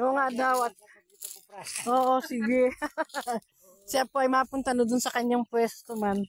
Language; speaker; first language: Filipino; native; Filipino